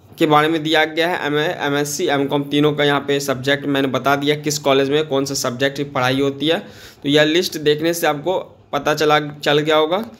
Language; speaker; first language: Hindi; native; Hindi